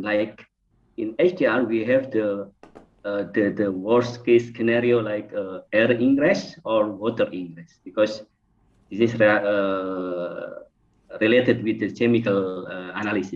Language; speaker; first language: English; non-native, fluent; Indonesian